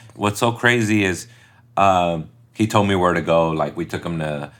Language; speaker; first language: English; early bilingual, other home language; Spanish